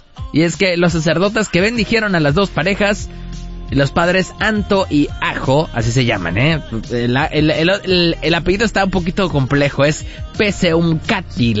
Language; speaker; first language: Spanish; native; Spanish